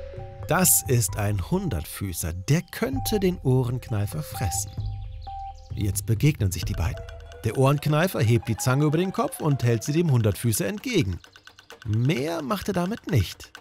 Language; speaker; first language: German; native; German